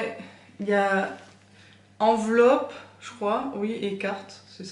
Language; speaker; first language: French; native; French